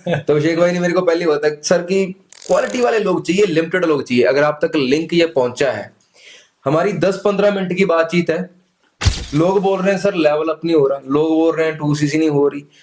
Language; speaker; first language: Hindi; native; Hindi